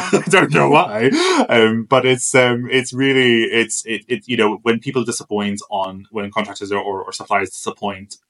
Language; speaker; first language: English; non-native, fluent; Maltese